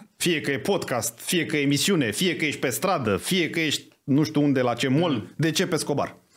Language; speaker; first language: Romanian; native; Romanian